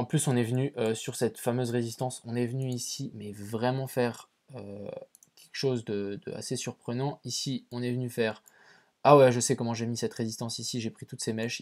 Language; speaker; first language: French; native; French